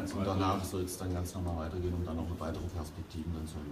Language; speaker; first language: German; native; German